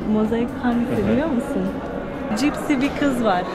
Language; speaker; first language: Turkish; non-native, fluent; Slovenian